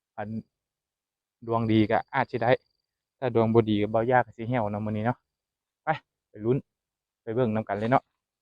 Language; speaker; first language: Thai; native; Thai